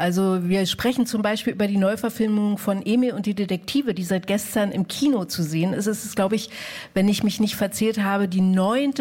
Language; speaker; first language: German; native; German